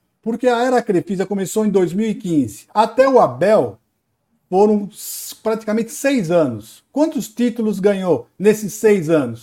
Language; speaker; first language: Portuguese; native; Portuguese